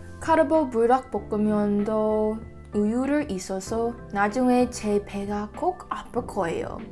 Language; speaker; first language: Korean; non-native, learner; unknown